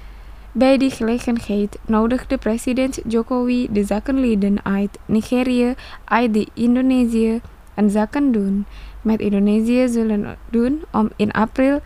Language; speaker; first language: Dutch; non-native, fluent; Indonesian